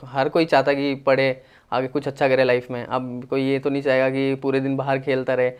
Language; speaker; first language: Hindi; native; Hindi